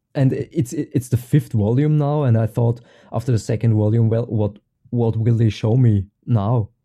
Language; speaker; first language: English; non-native, fluent; German